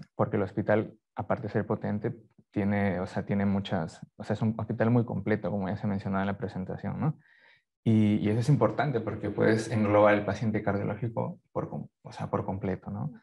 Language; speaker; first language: Spanish; native; Spanish